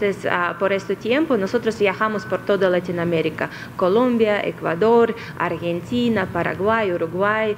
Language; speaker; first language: Spanish; non-native, fluent; Russian